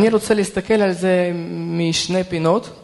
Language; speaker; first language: Hebrew; non-native, fluent; Russian